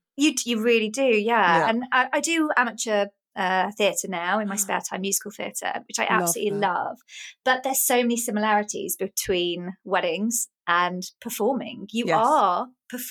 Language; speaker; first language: English; native; English